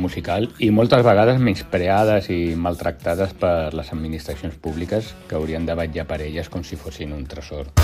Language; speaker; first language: Catalan; native; Catalan